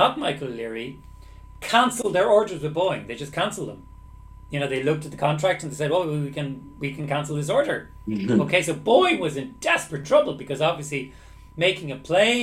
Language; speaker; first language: English; native; English